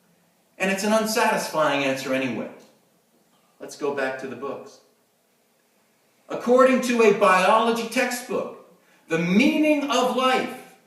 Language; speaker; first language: English; native; English